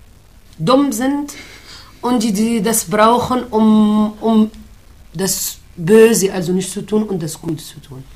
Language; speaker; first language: German; non-native, fluent; Arabic